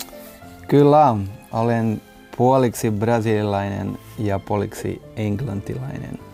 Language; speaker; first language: Finnish; non-native, learner; Portuguese